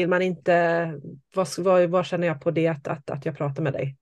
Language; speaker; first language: Swedish; non-native, fluent; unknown